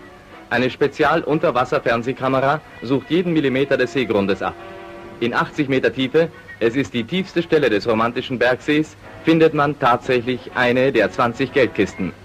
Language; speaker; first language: German; native; German